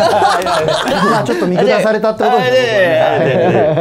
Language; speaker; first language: Japanese; native; Japanese